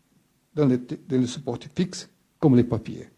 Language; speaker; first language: French; non-native, fluent; Portuguese